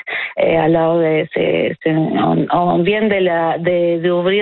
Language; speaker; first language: French; non-native, fluent; Spanish